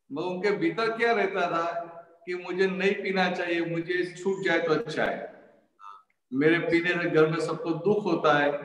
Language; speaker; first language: Hindi; non-native, local second language; Gujarati